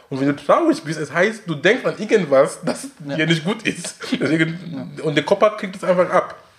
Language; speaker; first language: German; non-native, fluent; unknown